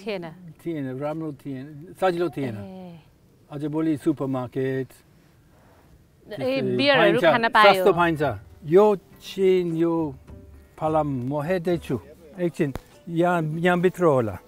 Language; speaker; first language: Nepali; non-native, learner; English